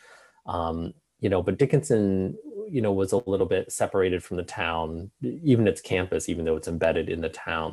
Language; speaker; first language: English; native; English